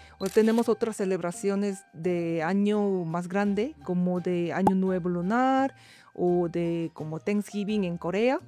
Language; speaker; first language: Spanish; non-native, learner; Korean